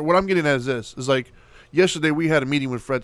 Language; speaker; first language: English; native; English